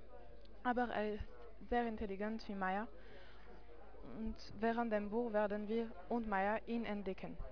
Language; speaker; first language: German; non-native, learner; French